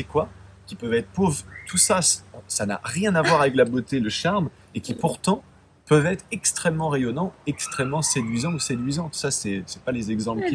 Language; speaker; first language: French; native; French